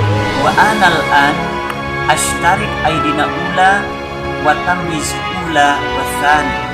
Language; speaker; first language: Arabic; non-native, learner; Indonesian